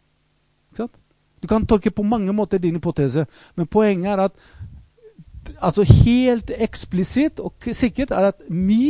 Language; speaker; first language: Norwegian; non-native, fluent; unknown